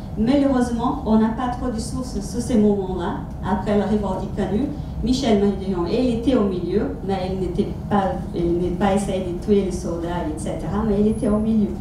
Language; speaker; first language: French; non-native, fluent; Portuguese